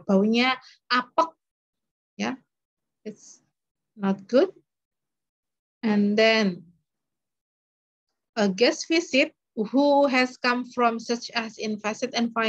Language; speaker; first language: English; non-native, learner; Indonesian